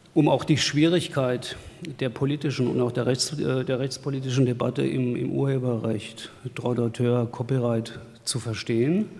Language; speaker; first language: German; native; German